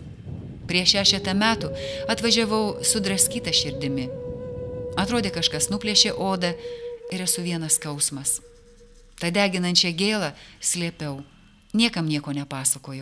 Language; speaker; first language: Lithuanian; native; Lithuanian